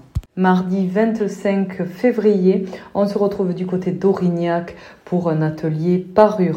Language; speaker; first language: French; native; French